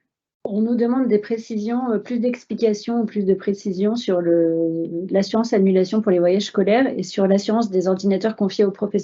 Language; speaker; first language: French; native; French